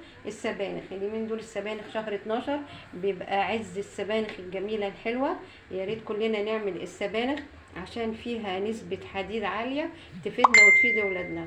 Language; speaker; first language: Arabic; native; Arabic